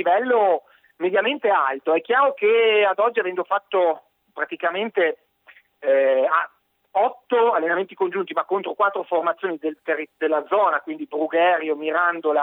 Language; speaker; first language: Italian; native; Italian